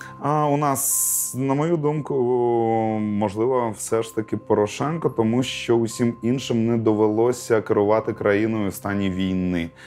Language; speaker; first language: Ukrainian; non-native, local second language; Russian